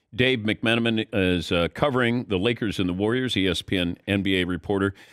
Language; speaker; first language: English; native; English